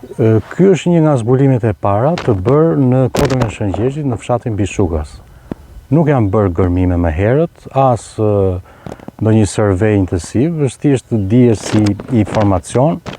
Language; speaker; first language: Albanian; native; Albanian